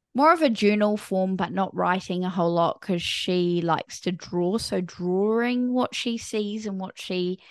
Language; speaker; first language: English; native; English